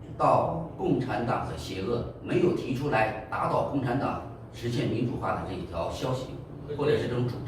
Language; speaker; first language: Chinese; native; Chinese